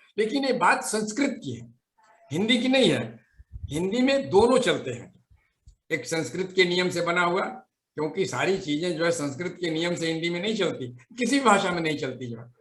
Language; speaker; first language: Hindi; native; Hindi